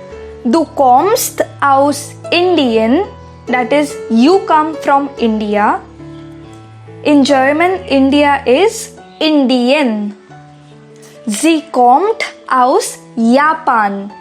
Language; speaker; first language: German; non-native, fluent; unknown